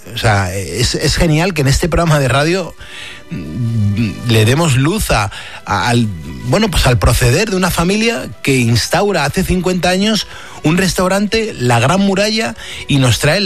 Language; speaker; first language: Spanish; native; Spanish